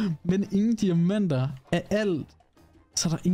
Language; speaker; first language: Danish; native; Danish